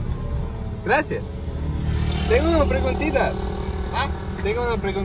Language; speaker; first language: Spanish; non-native, learner; English